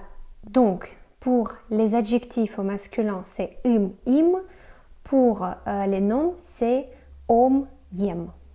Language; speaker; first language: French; non-native, fluent; Russian